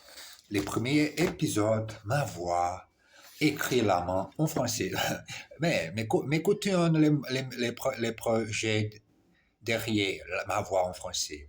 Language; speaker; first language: French; non-native, learner; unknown